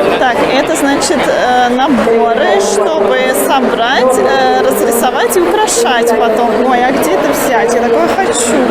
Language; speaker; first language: Russian; native; Russian